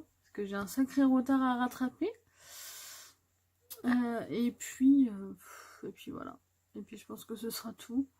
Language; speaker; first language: French; native; French